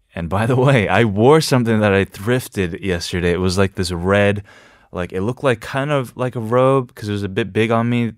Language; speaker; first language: English; native; English